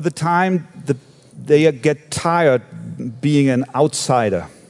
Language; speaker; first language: English; non-native, fluent; German